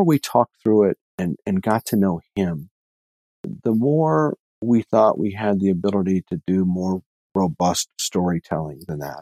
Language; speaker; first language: English; native; English